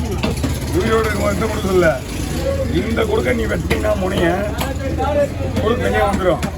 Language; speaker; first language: Tamil; native; Tamil